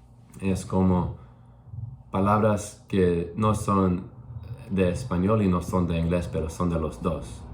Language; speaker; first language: Spanish; non-native, learner; English